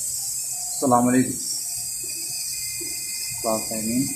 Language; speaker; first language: Arabic; non-native, learner; Hindi